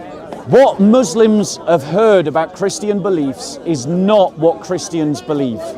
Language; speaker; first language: English; native; English